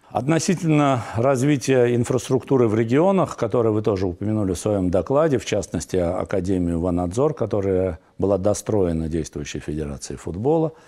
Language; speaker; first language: Russian; non-native, local second language; Armenian